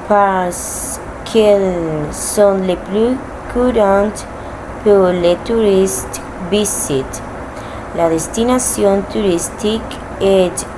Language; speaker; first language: French; non-native, learner; Spanish